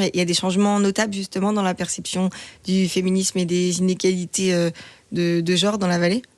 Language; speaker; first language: French; native; French